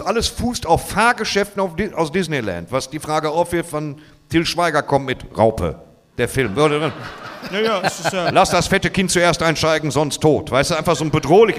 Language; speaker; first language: German; native; German